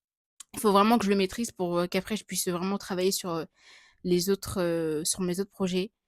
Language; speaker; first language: French; native; French